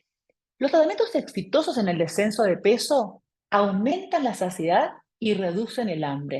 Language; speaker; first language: Spanish; native; Spanish